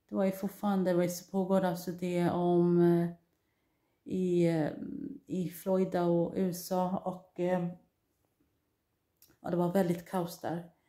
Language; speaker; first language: Swedish; non-native, learner; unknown